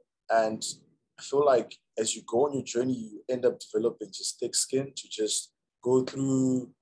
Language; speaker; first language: English; non-native, local second language; Shona